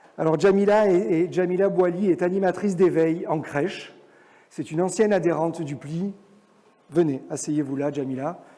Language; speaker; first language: French; native; French